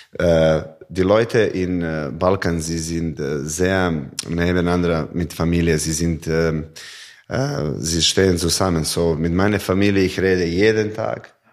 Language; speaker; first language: German; non-native, learner; Serbian